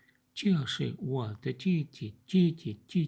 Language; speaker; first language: Chinese; non-native, learner; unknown